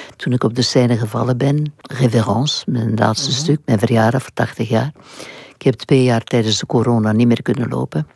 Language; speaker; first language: Dutch; non-native, local second language; French